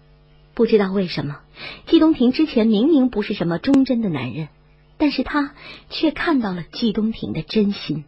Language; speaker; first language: Chinese; native; Chinese